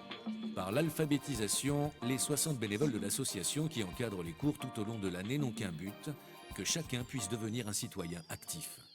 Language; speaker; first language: French; native; French